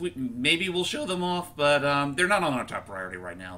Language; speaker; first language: English; native; English